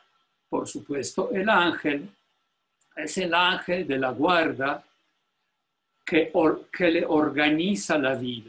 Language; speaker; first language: Spanish; non-native, fluent; Polish